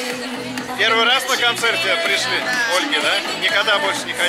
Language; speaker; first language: Russian; native; Russian